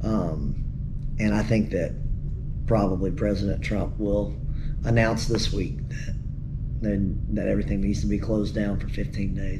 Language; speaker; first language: English; native; English